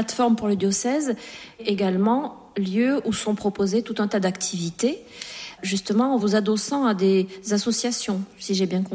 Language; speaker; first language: French; native; French